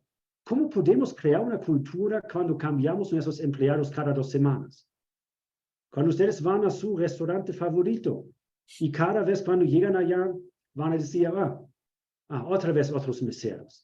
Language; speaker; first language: Spanish; non-native, fluent; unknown